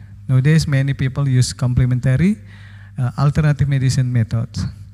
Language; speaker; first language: English; non-native, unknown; Indonesian